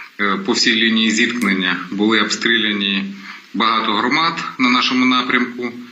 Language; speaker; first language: Ukrainian; non-native, local second language; Russian